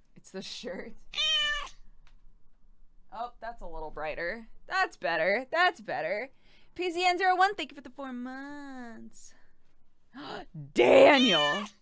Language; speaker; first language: English; native; English